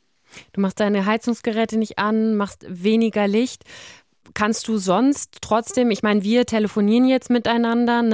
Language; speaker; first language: German; native; German